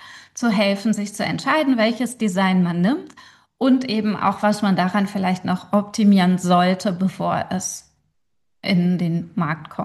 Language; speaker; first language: German; native; German